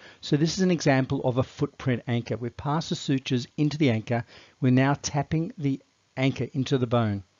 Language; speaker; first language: English; native; English